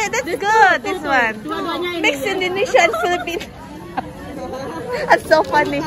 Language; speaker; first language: English; non-native, local second language; Filipino